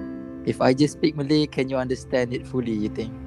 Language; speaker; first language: English; non-native, local second language; Malay